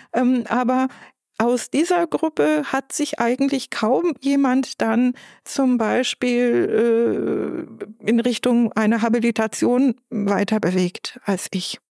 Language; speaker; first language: German; non-native, fluent; Turkish